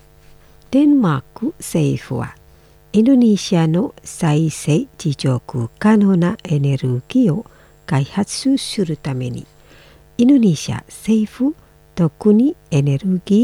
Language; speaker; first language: Japanese; non-native, fluent; Indonesian